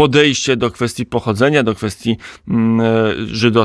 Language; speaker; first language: Polish; native; Polish